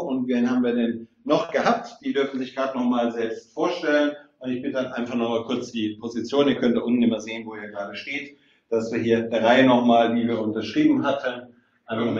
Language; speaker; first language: German; native; German